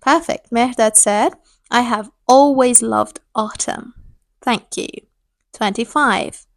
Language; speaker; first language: English; non-native, fluent; Persian